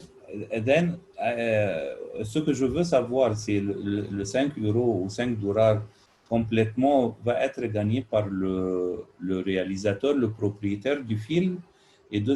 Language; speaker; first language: French; non-native, learner; Arabic